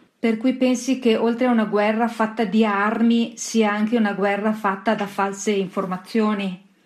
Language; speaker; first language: Italian; native; Italian